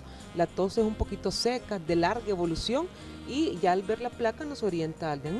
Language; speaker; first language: Spanish; native; Spanish